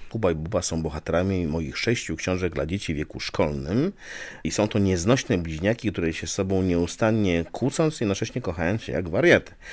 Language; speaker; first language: Polish; native; Polish